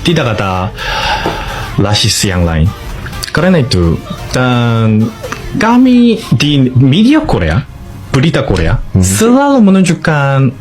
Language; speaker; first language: Indonesian; non-native, fluent; Korean